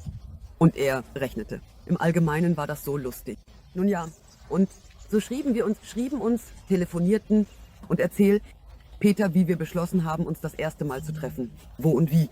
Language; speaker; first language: German; non-native, fluent; Russian